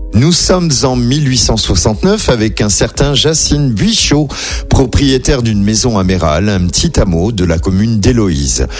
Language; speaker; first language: French; native; French